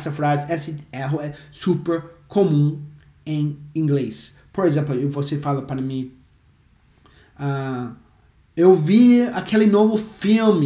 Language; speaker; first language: Portuguese; non-native, fluent; English